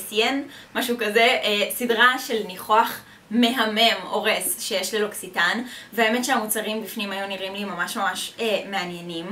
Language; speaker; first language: Hebrew; native; Hebrew